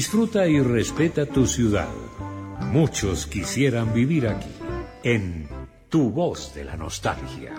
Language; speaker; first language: Spanish; native; Spanish